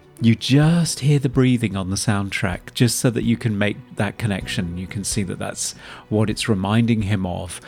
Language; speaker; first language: English; native; English